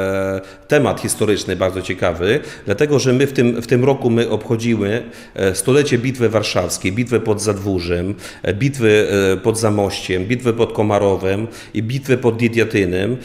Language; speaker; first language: Polish; non-native, fluent; Ukrainian